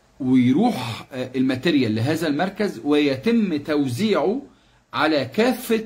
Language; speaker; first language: Arabic; native; Arabic